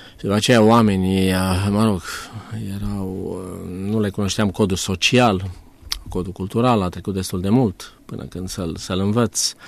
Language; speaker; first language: Romanian; native; Romanian